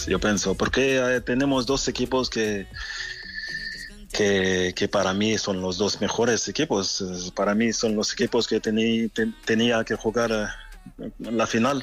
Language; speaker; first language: Spanish; non-native, fluent; French